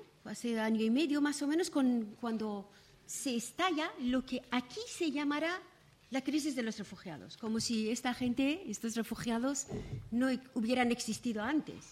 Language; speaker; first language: Spanish; non-native, fluent; Persian